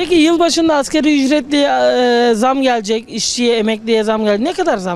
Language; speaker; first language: Turkish; native; Turkish